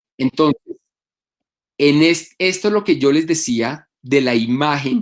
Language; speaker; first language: Spanish; native; Spanish